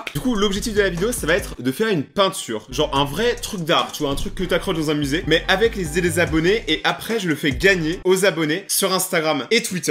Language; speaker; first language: French; native; French